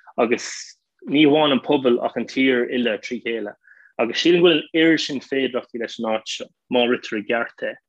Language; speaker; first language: Irish; non-native, local second language; English